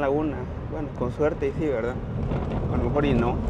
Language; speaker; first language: Spanish; native; Spanish